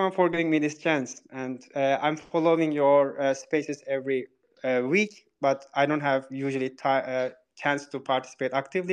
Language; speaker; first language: English; non-native, fluent; Turkish